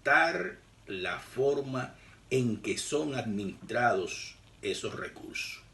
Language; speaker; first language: Spanish; native; Spanish